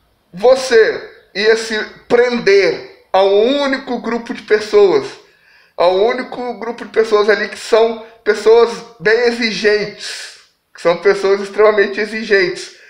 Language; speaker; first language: Portuguese; native; Portuguese